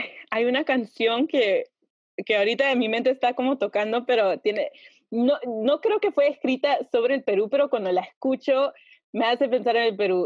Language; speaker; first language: Spanish; early bilingual, heritage; Spanish